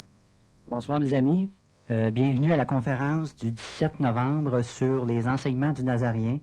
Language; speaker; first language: French; native; French